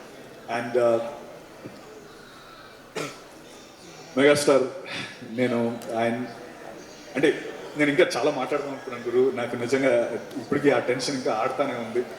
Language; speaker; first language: Telugu; native; Telugu